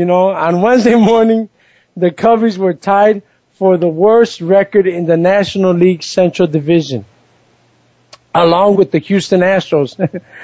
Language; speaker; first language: English; early bilingual, other home language; Spanish